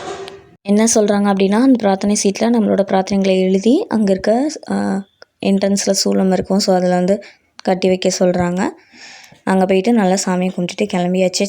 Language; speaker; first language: Tamil; native; Tamil